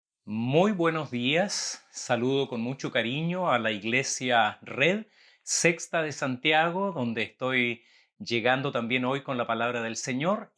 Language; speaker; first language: Spanish; native; Spanish